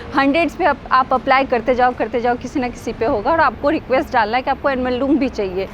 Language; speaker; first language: Hindi; native; Hindi